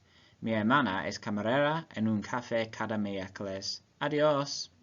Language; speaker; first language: Spanish; non-native, learner; English